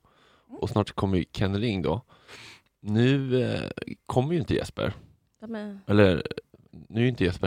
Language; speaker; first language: Swedish; native; Swedish